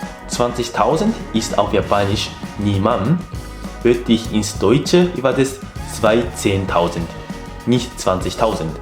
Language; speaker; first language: German; non-native, fluent; Japanese